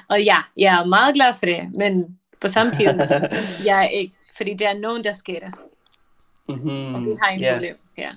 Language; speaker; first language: Danish; non-native, learner; Spanish